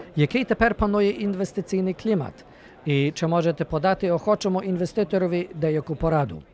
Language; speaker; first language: Ukrainian; early bilingual, heritage; Ukrainian